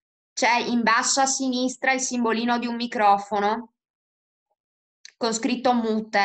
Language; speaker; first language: Italian; native; Italian